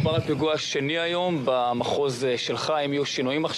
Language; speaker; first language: Hebrew; native; Hebrew